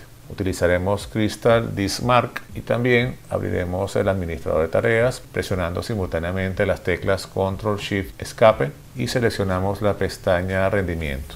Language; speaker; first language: Spanish; native; Spanish